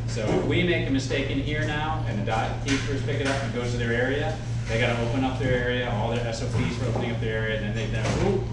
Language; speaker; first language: English; native; English